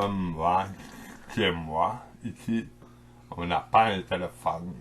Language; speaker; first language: French; non-native, local second language; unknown